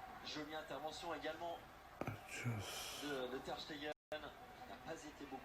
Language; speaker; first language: French; native; French